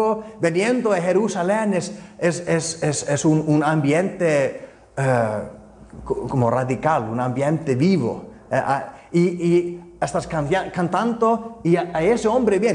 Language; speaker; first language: Spanish; non-native, fluent; Icelandic